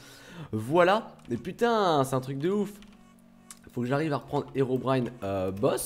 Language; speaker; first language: French; native; French